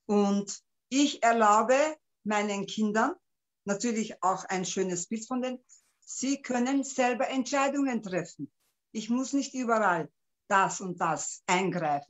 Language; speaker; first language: German; non-native, local second language; Turkish